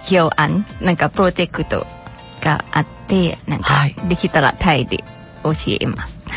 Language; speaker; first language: Japanese; non-native, fluent; Thai